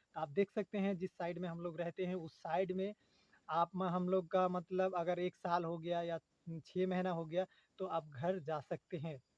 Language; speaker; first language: Hindi; native; Hindi